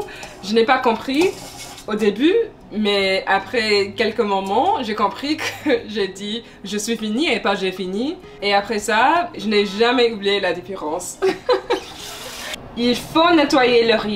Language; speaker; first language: French; non-native, learner; English